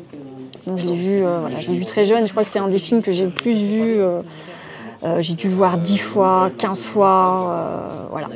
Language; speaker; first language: French; native; French